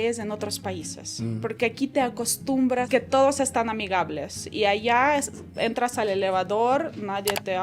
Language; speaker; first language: Spanish; non-native, fluent; Ukrainian